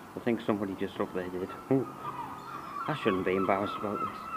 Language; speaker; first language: English; native; English